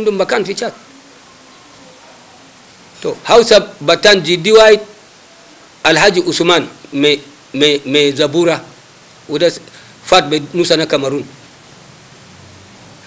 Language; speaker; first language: Arabic; non-native, local second language; Hausa